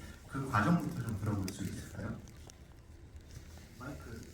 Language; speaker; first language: Korean; native; Korean